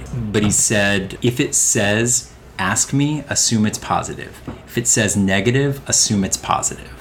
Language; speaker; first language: English; native; English